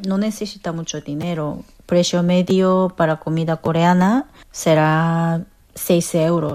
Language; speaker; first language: Spanish; non-native, fluent; Korean